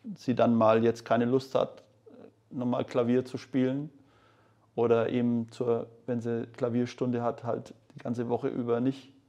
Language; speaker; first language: German; native; German